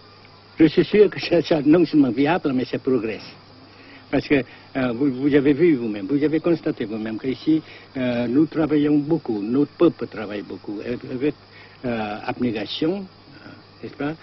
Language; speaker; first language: French; non-native, fluent; Vietnamese